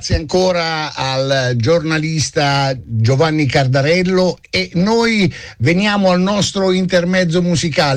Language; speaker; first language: Italian; native; Italian